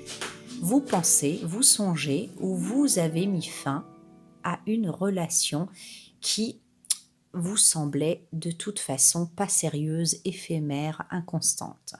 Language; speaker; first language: French; native; French